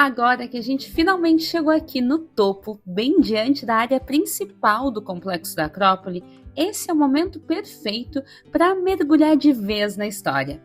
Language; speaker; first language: Portuguese; native; Portuguese